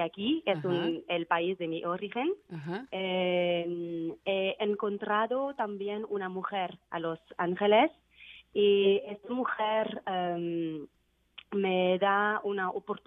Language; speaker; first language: Spanish; non-native, learner; Vietnamese